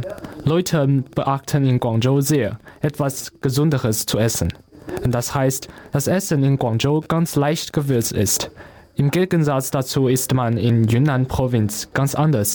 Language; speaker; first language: German; non-native, learner; Chinese